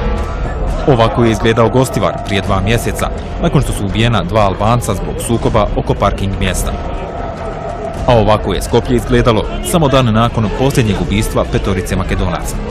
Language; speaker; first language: Bosnian; native; Bosnian